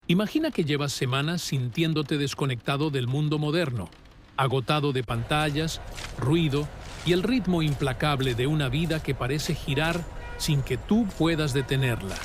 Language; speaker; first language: Spanish; native; Spanish